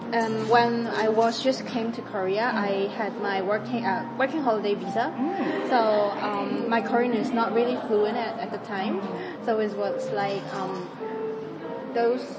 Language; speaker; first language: English; non-native, fluent; Cantonese